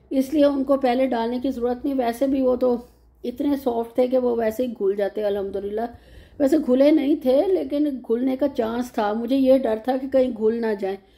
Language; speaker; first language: Urdu; native; Urdu